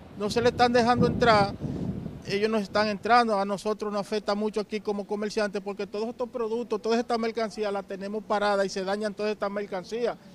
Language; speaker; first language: Spanish; native; Spanish